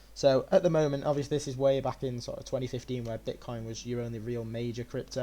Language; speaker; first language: English; native; English